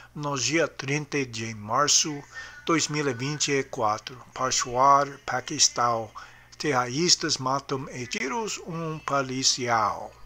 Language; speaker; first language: Portuguese; non-native, learner; English